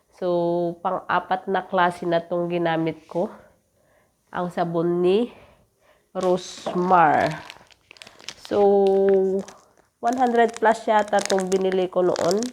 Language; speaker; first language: Filipino; non-native, local second language; Iloko